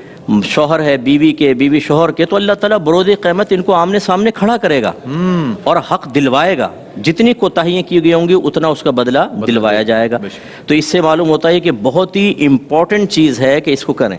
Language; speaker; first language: Urdu; native; Urdu